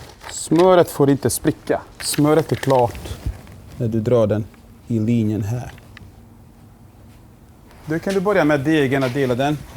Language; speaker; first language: Swedish; non-native, fluent; Bosnian